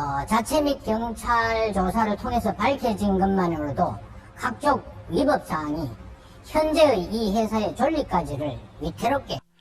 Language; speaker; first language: Korean; native; Korean